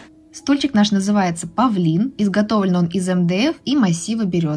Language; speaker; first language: Russian; native; Russian